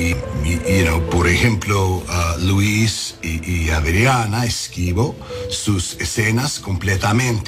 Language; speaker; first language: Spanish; non-native, learner; English